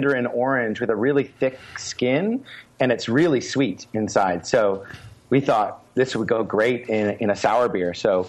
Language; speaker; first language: English; native; English